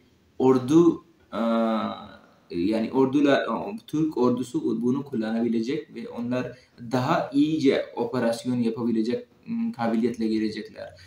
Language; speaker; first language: Turkish; non-native, fluent; Urdu